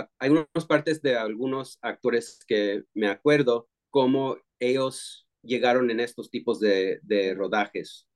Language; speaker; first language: Spanish; early bilingual, heritage; Spanish